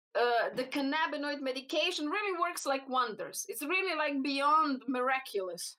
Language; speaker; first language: English; non-native, fluent; Slovenian